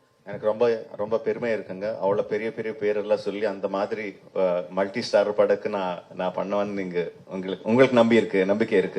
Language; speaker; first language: Tamil; non-native, fluent; Telugu